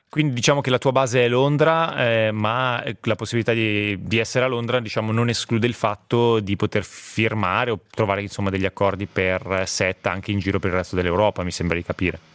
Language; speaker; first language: Italian; native; Italian